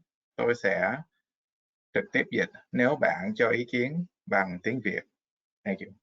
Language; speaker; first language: Vietnamese; non-native, fluent; English